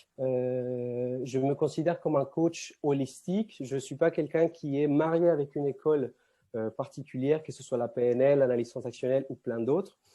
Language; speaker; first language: French; non-native, fluent; Spanish